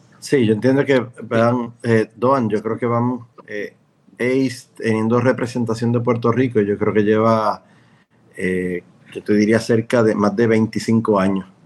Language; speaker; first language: Spanish; native; Spanish